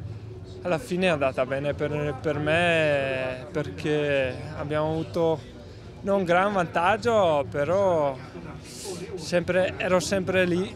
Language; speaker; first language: Italian; non-native, learner; Slovenian